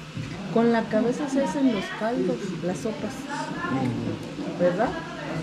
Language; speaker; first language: Spanish; native; Spanish